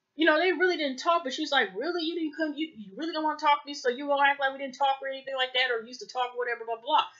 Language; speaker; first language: English; native; English